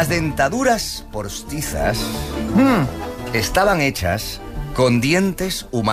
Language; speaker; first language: Spanish; native; Spanish